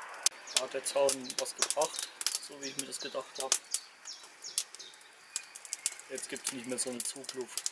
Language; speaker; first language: German; native; German